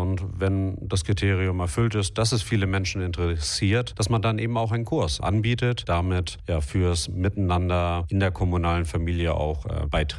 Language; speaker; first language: German; native; German